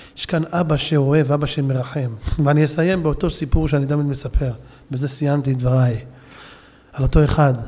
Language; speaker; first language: Hebrew; native; Hebrew